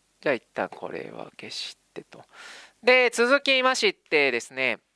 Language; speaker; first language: Japanese; native; Japanese